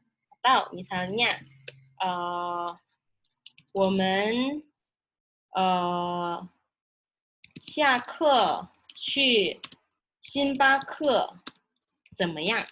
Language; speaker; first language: Chinese; non-native, fluent; Indonesian